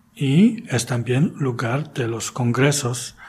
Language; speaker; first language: Spanish; non-native, fluent; Polish